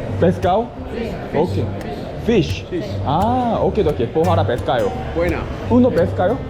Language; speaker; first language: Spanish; non-native, learner; Korean